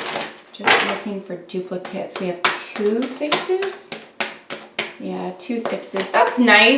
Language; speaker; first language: English; native; English